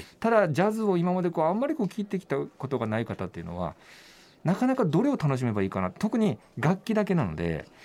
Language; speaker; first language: Japanese; native; Japanese